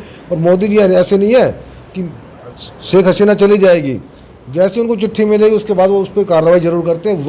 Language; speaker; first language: Hindi; native; Hindi